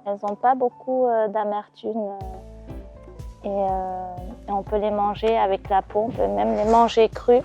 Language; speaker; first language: French; non-native, fluent; Japanese